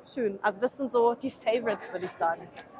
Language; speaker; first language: German; native; German